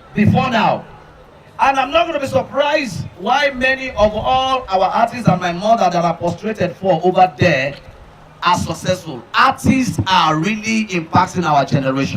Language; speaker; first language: English; non-native, local second language; Yoruba